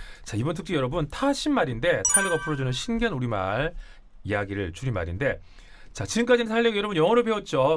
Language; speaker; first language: Korean; native; Korean